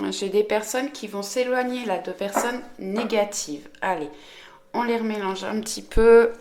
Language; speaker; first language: French; native; French